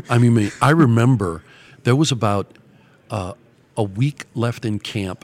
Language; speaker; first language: English; native; English